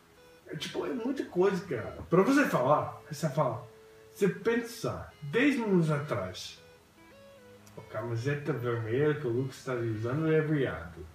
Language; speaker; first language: Portuguese; non-native, fluent; English